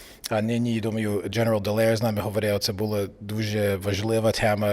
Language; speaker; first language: Ukrainian; early bilingual, heritage; English